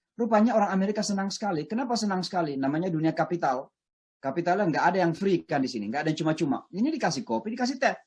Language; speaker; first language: Indonesian; non-native, local second language; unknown